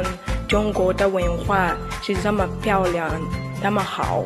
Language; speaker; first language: Chinese; non-native, learner; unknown